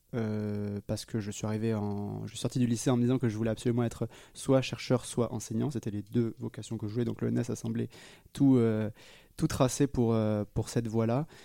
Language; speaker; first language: French; native; French